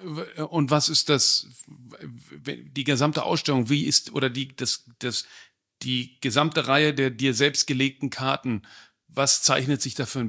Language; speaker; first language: German; native; German